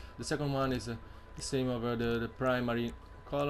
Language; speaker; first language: English; non-native, learner; Italian